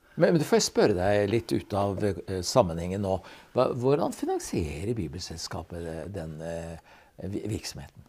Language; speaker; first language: Norwegian; native; Norwegian